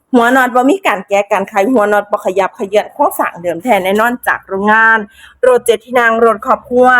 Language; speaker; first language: Thai; native; Thai